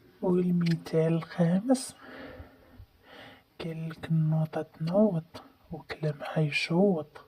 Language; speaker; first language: Arabic; native; Arabic